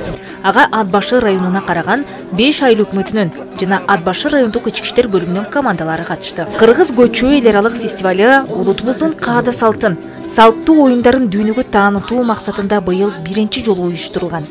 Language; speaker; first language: Kyrgyz; native; Kyrgyz